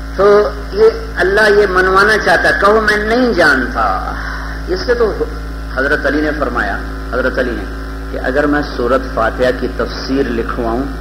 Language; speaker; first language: Urdu; native; Urdu